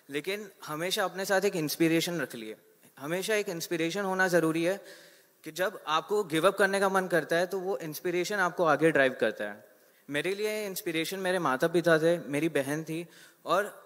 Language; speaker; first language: Hindi; native; Hindi